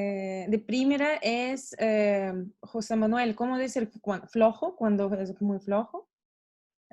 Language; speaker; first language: Spanish; non-native, learner; Russian